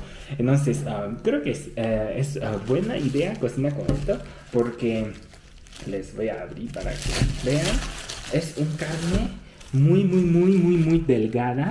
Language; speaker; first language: Spanish; non-native, fluent; Chinese